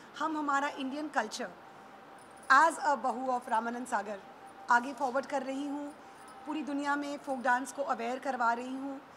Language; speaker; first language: Hindi; native; Hindi